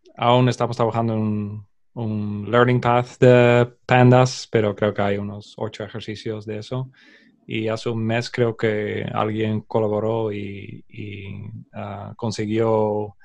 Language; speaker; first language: Spanish; non-native, fluent; Dutch